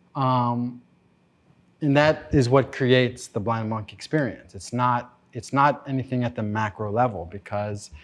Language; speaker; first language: English; native; English